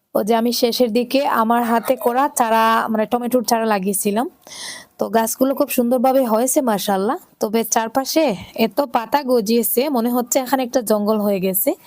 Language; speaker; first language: Bangla; non-native, local second language; Sylheti